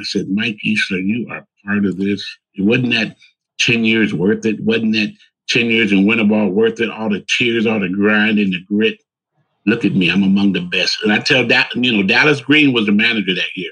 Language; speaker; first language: English; native; English